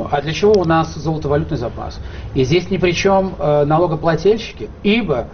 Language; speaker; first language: Russian; native; Russian